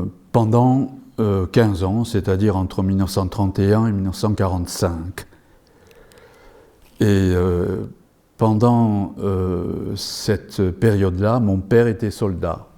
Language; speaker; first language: French; non-native, fluent; Japanese